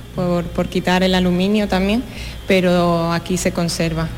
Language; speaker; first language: Spanish; native; Spanish